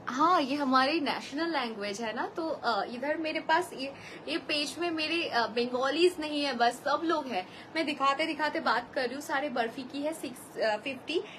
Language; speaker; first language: Hindi; non-native, local second language; Bangla